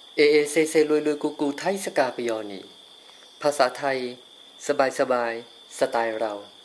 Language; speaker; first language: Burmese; native; Burmese